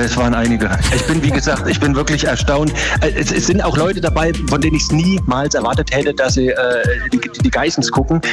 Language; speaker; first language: German; native; German